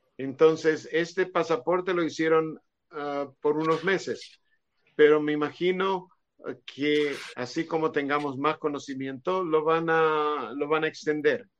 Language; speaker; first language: Spanish; non-native, fluent; Hebrew